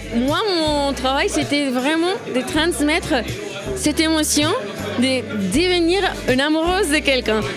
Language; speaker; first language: French; non-native, fluent; Spanish